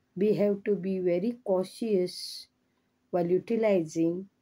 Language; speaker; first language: English; non-native, local second language; Konkani